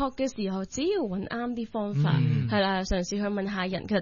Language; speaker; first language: Cantonese; early bilingual, other home language; Punjabi